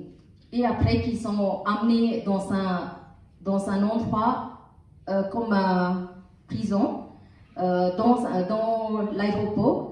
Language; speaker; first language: French; non-native, learner; Tamil